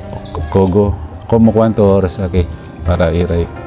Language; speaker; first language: Spanish; non-native, learner; Filipino